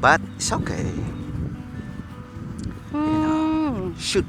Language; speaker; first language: English; non-native, fluent; Indonesian